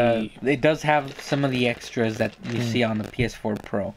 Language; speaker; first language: English; native; English